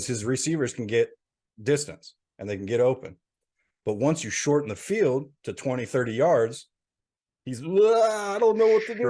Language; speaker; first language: English; native; English